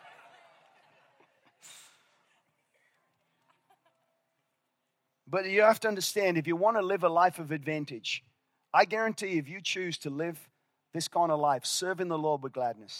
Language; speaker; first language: English; native; English